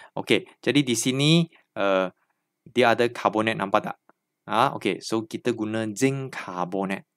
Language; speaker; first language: Malay; non-native, local second language; Chinese